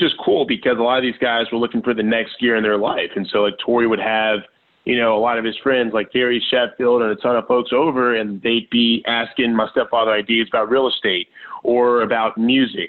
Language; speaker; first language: English; native; English